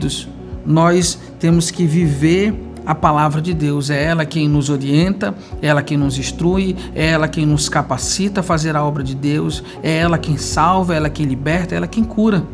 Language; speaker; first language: Portuguese; native; Portuguese